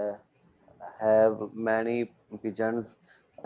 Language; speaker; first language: English; non-native, learner; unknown